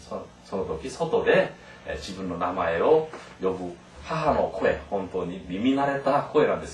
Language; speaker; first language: Japanese; non-native, fluent; Korean